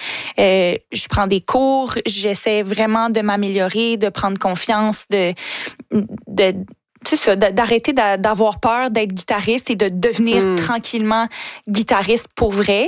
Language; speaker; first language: French; native; French